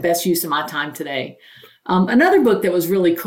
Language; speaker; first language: English; native; English